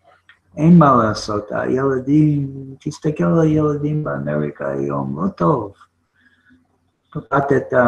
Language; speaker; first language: Hebrew; non-native, fluent; English